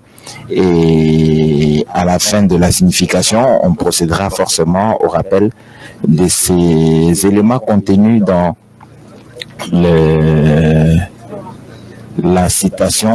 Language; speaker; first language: French; non-native, local second language; Lingala